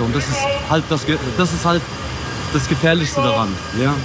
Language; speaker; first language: German; native; German